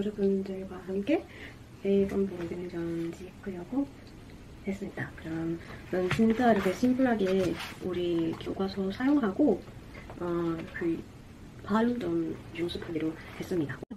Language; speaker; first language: Korean; non-native, fluent; Portuguese